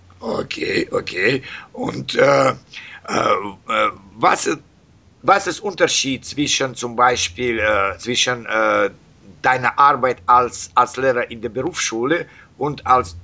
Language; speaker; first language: German; non-native, learner; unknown